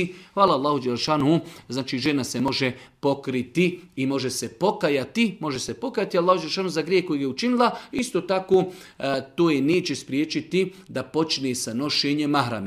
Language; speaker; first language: Croatian; native; Croatian